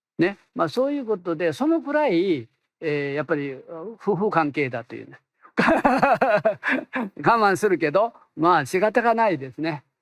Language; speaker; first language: Japanese; non-native, fluent; Korean